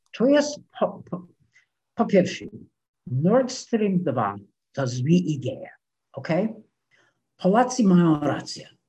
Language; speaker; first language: Polish; non-native, fluent; English